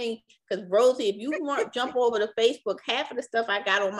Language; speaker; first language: English; native; English